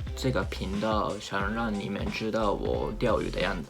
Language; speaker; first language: Chinese; non-native, learner; Japanese